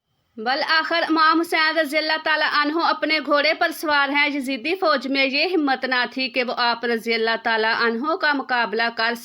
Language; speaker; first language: Urdu; native; Urdu